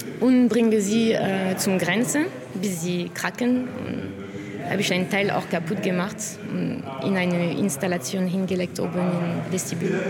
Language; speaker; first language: German; non-native, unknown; French